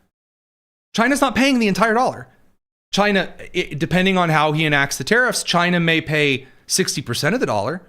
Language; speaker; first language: English; native; English